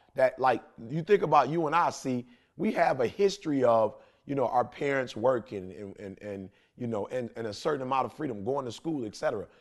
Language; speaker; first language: English; native; English